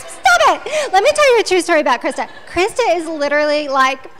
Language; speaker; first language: English; native; English